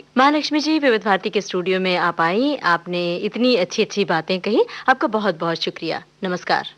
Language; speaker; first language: Hindi; native; Hindi